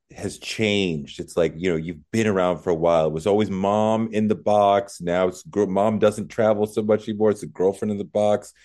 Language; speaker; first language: English; native; English